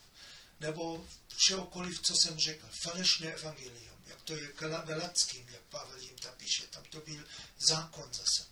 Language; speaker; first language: Czech; non-native, fluent; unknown